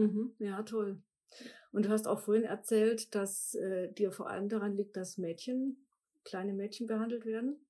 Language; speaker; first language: German; native; German